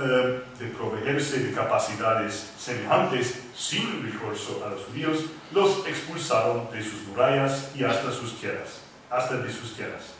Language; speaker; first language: Spanish; non-native, fluent; English